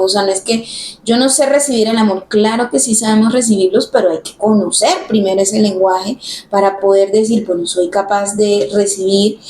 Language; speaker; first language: Spanish; native; Spanish